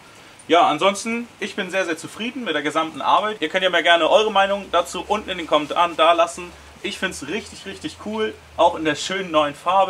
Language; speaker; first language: German; native; German